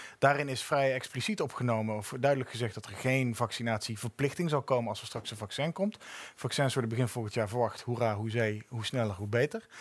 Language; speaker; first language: Dutch; native; Dutch